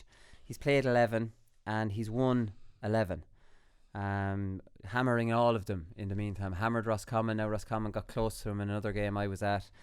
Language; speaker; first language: English; native; English